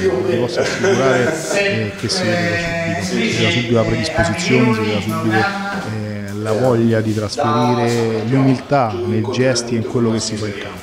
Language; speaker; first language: Italian; native; Italian